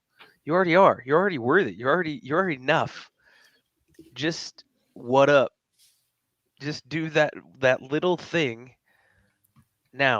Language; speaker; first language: English; native; English